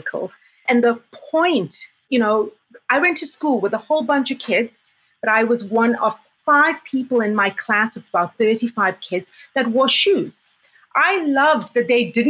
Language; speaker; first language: English; native; English